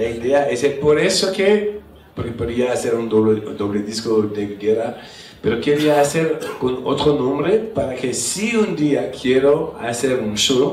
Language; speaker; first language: Spanish; non-native, fluent; French